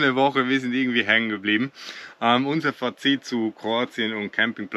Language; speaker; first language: German; native; German